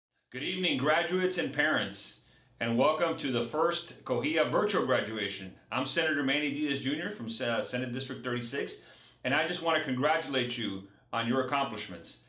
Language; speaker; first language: English; early bilingual, other home language; Spanish